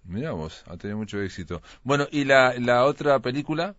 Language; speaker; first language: Spanish; native; Spanish